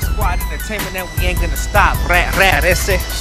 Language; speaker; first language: English; native; English